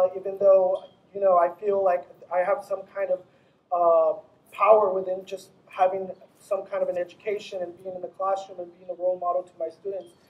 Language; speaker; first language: English; early bilingual, other home language; Spanish